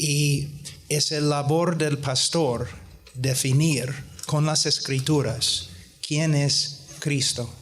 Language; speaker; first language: Spanish; non-native, fluent; English